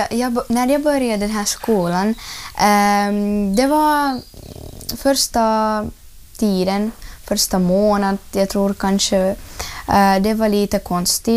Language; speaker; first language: Swedish; early bilingual, other home language; Russian